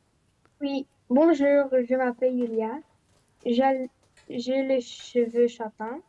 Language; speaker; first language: French; non-native, learner; Romanian